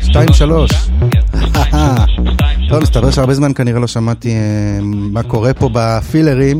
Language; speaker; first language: Hebrew; native; Hebrew